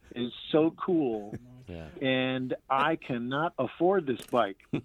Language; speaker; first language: English; native; English